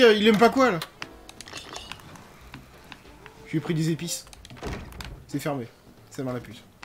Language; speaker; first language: French; native; French